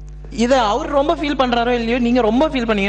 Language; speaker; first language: Tamil; native; Tamil